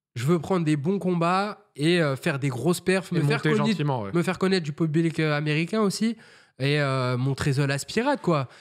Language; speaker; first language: French; native; French